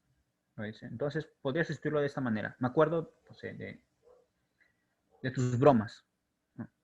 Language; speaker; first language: Spanish; native; Spanish